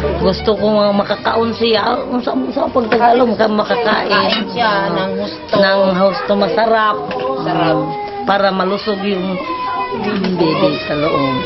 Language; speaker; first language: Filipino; non-native, local second language; Cebuano